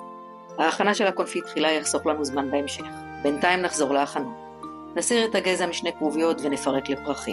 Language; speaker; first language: Hebrew; native; Hebrew